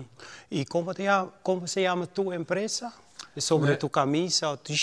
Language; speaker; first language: Spanish; non-native, fluent; Papiamento